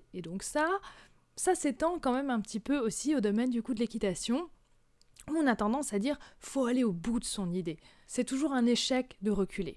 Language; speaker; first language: French; native; French